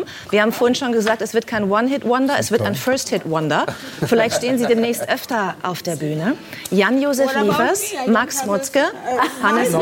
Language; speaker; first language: German; native; German